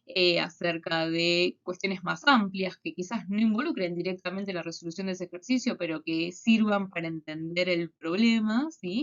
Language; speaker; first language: Spanish; native; Spanish